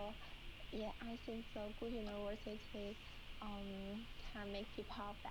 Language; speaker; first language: English; non-native, learner; Chinese